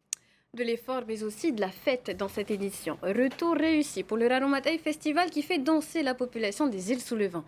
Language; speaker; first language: French; native; French